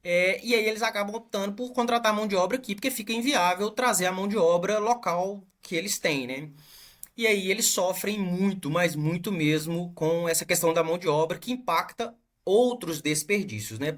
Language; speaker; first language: Portuguese; native; Portuguese